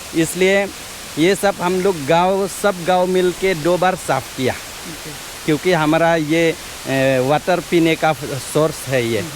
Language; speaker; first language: Hindi; non-native, local second language; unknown